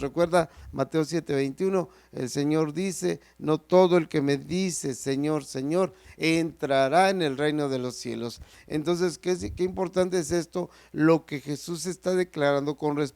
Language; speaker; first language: Spanish; native; Spanish